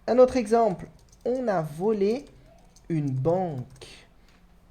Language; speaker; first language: French; non-native, fluent; Portuguese